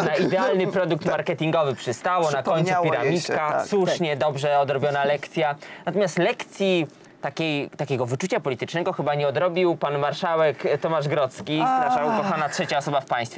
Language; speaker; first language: Polish; native; Polish